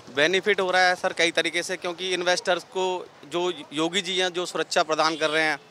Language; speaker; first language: Hindi; native; Hindi